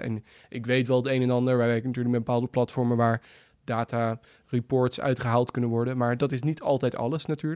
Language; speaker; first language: Dutch; native; Dutch